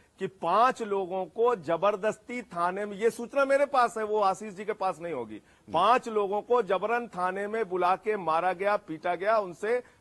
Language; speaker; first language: Hindi; native; Hindi